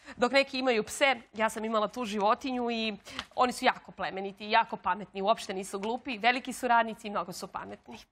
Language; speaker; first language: Serbian; native; Serbian